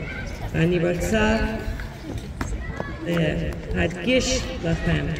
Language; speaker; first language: Hebrew; non-native, fluent; English